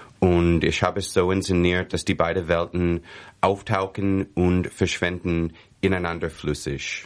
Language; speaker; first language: German; non-native, fluent; English